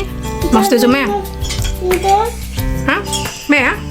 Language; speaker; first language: German; non-native, learner; Indonesian